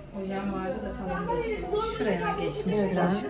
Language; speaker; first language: Turkish; native; Turkish